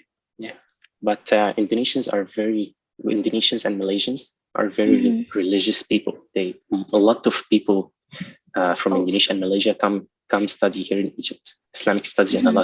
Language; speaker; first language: English; non-native, local second language; Arabic